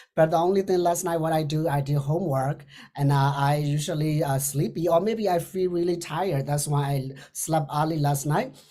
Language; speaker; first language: English; non-native, fluent; Burmese